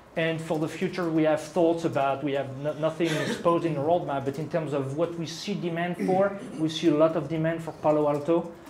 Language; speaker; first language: English; non-native, fluent; French